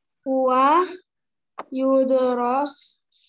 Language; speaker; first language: Arabic; non-native, learner; Indonesian